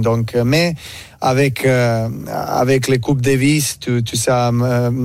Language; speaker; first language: French; non-native, learner; Serbian